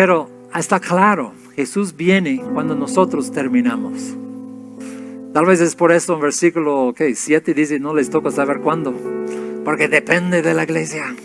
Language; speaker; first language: Spanish; non-native, fluent; English